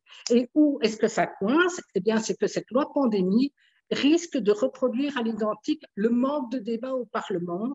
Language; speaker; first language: French; native; French